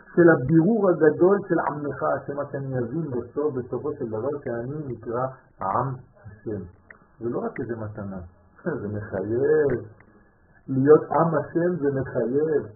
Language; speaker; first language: Hebrew; non-native, fluent; French